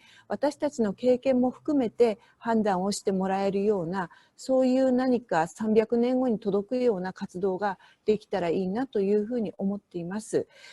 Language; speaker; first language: Japanese; native; Japanese